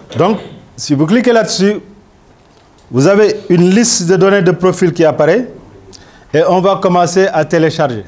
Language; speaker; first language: French; non-native, local second language; Wolof